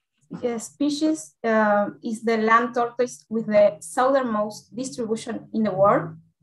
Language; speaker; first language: English; non-native, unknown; Spanish